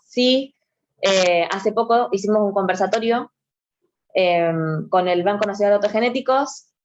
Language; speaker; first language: Spanish; native; Spanish